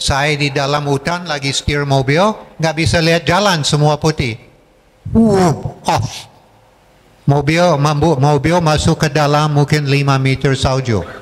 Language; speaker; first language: Indonesian; non-native, fluent; English